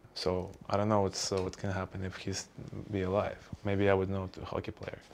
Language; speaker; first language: English; non-native, learner; Russian